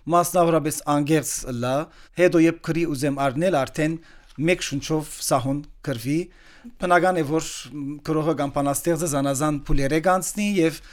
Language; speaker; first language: Armenian; early bilingual, heritage; Armenian